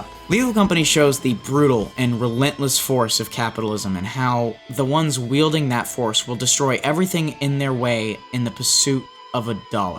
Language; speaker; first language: English; native; English